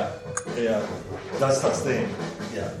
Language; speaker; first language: German; non-native, fluent; English